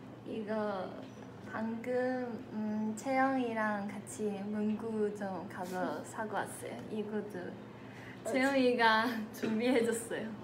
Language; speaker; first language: Korean; non-native, fluent; Chinese